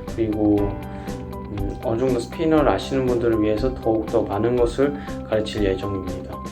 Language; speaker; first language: Korean; early bilingual, other home language; Spanish